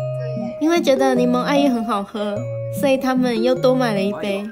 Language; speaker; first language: Chinese; native; Chinese